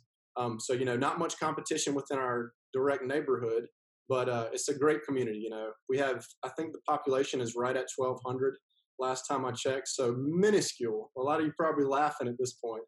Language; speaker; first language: English; native; English